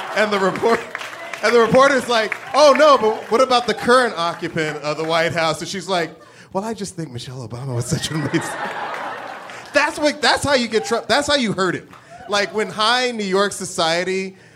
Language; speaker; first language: English; native; English